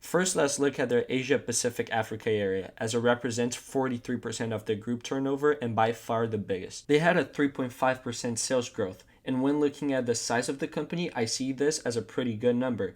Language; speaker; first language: English; non-native, fluent; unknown